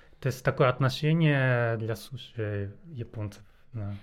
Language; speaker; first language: Russian; non-native, learner; Japanese